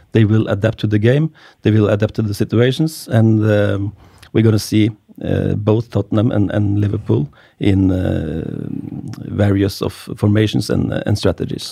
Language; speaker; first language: English; non-native, fluent; Norwegian